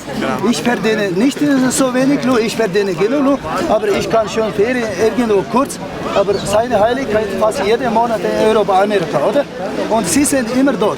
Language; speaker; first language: German; non-native, learner; Tibetan